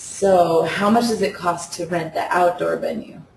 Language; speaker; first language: English; native; English